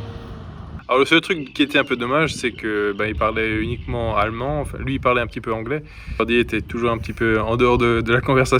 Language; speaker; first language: French; native; French